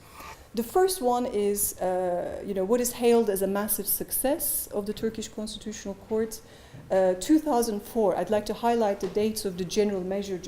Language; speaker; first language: English; non-native, fluent; Turkish